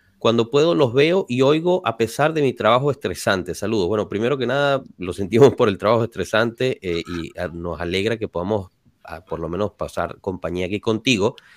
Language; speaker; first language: Spanish; native; Spanish